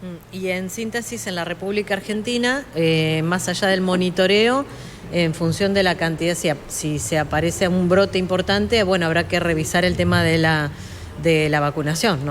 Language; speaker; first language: Spanish; native; Spanish